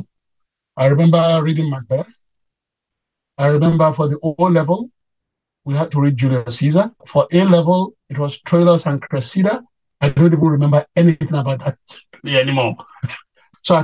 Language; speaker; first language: English; non-native, local second language; Yoruba